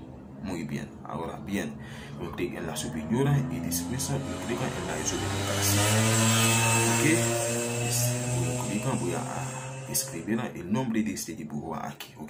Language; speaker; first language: Spanish; non-native, learner; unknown